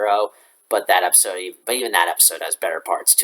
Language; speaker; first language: English; native; English